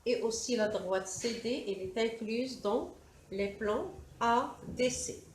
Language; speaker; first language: French; non-native, local second language; Arabic